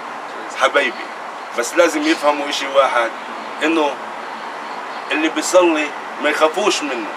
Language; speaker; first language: Arabic; native; Arabic